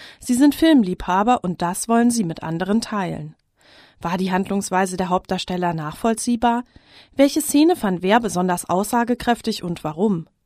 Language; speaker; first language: German; native; German